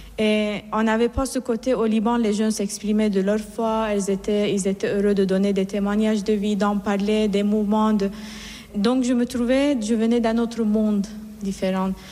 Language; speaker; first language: French; non-native, fluent; Persian